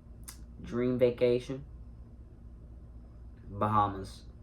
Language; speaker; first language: English; native; English